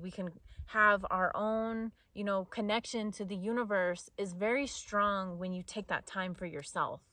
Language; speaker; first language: English; native; English